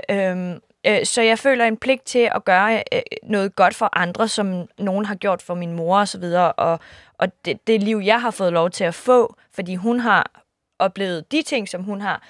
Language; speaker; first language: Danish; early bilingual, other home language; Kurdish